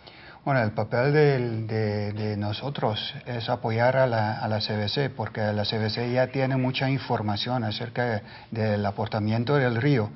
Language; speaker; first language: Spanish; non-native, fluent; Dutch